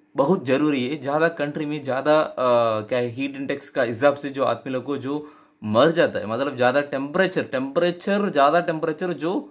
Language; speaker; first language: Hindi; non-native, local second language; Tamil